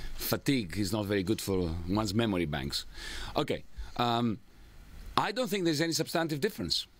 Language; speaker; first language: English; non-native, fluent; Greek